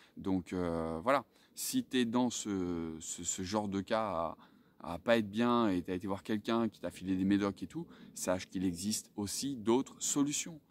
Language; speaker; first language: French; native; French